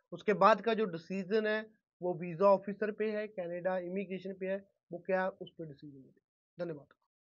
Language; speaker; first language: Hindi; non-native, local second language; Punjabi